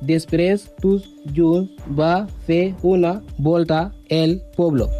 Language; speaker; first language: Catalan; non-native, learner; Spanish